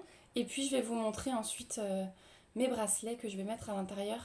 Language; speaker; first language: French; native; French